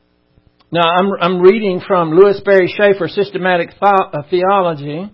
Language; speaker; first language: English; native; English